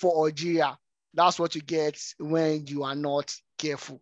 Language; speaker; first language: English; non-native, local second language; Yoruba